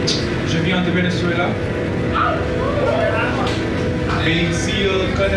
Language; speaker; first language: French; non-native, learner; Spanish